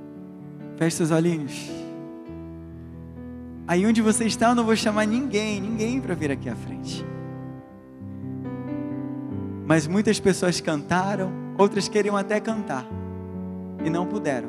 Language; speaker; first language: Portuguese; native; Portuguese